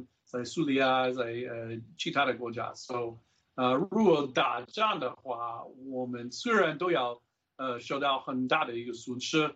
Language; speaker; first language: Chinese; non-native, fluent; English